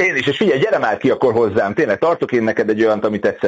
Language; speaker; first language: Hungarian; native; Hungarian